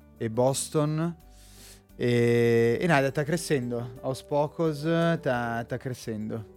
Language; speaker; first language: Portuguese; non-native, fluent; Italian